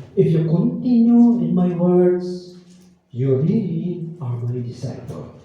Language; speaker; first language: English; non-native, local second language; Filipino